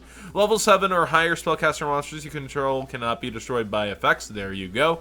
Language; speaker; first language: English; native; English